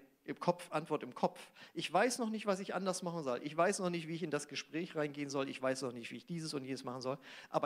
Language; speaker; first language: German; native; German